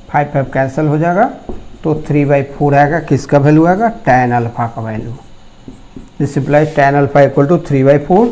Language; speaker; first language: Hindi; native; Hindi